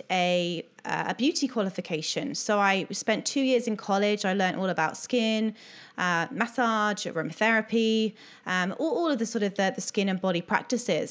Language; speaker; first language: English; native; English